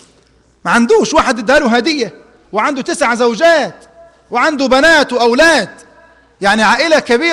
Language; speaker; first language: Arabic; native; Arabic